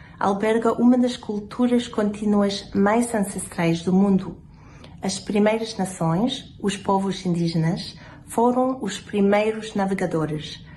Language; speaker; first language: Portuguese; non-native, fluent; English